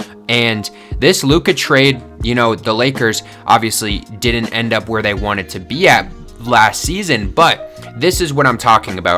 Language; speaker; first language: English; native; English